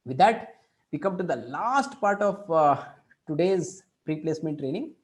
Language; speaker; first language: English; non-native, local second language; Kannada